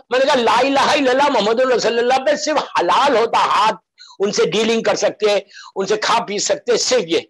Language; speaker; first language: Urdu; native; Urdu